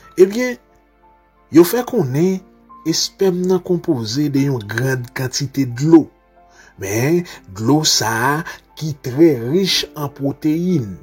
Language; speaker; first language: Haitian Creole; native; Haitian Creole